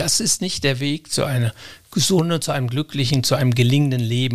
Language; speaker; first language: German; native; German